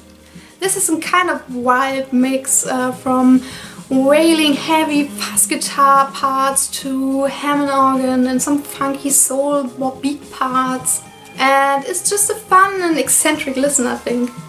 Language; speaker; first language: English; non-native, fluent; German